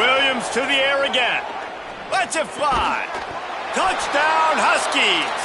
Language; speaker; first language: English; native; English